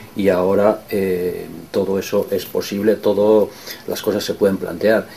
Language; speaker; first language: Spanish; non-native, local second language; Basque